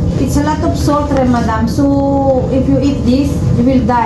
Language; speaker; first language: English; non-native, learner; Filipino